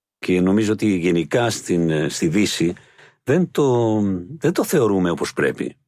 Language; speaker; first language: Greek; non-native, fluent; Spanish